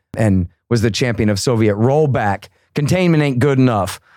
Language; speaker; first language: English; native; English